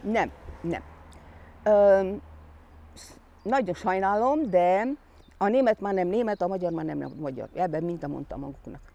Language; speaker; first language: Hungarian; non-native, local second language; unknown